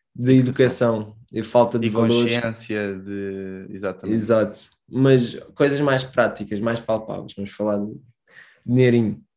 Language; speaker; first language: Portuguese; early bilingual, other home language; Romanian